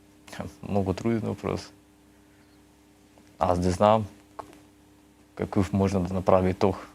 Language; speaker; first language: Bulgarian; early bilingual, heritage; Russian